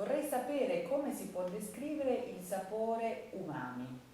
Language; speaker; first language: Italian; native; Italian